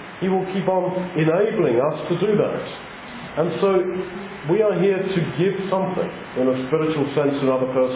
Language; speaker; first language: English; native; English